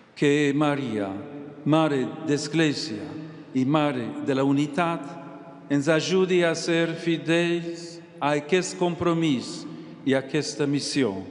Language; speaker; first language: Catalan; non-native, learner; English